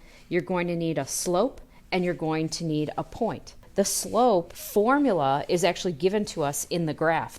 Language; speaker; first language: English; native; English